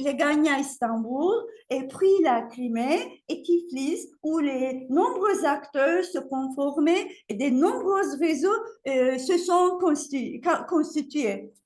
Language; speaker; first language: French; non-native, fluent; Turkish